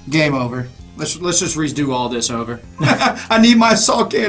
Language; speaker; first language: English; native; English